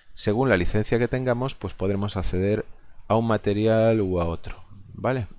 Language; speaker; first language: Spanish; non-native, local second language; Galician